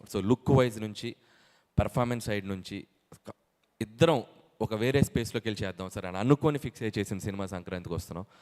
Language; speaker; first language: Telugu; native; Telugu